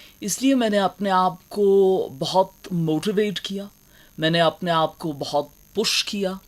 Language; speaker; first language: Urdu; non-native, local second language; Kashmiri